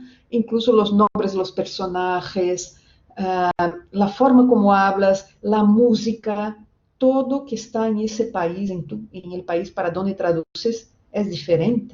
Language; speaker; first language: Spanish; non-native, fluent; Portuguese